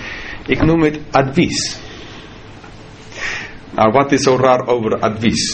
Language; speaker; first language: Dutch; non-native, fluent; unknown